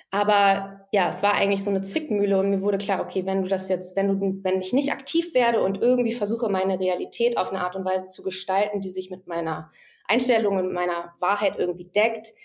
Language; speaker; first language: German; native; German